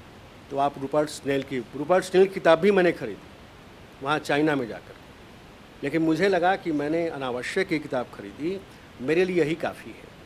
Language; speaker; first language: Hindi; native; Hindi